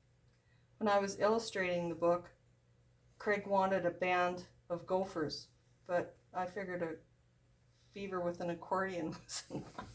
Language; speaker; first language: English; native; English